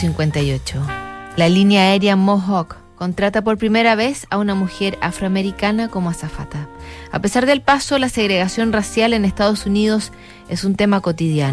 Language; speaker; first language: Spanish; native; Spanish